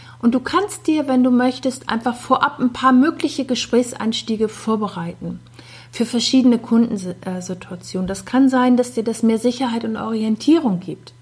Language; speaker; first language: German; native; German